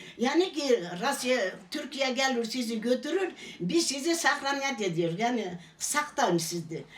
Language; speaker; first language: Turkish; native; Turkish